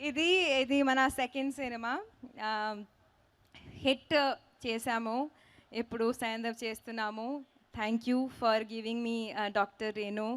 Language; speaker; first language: Telugu; non-native, fluent; Hindi